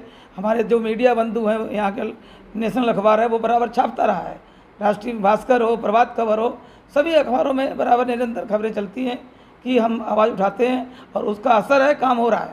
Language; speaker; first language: Hindi; native; Hindi